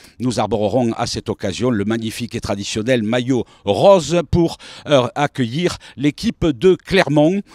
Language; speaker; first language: French; native; French